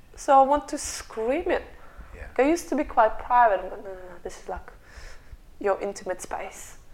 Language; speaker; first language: English; non-native, fluent; Russian